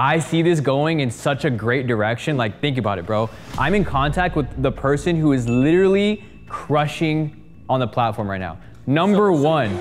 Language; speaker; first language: English; native; English